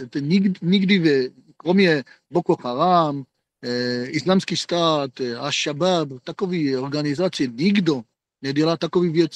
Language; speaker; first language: Czech; non-native, fluent; Hebrew